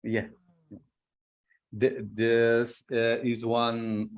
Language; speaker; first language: English; non-native, learner; Portuguese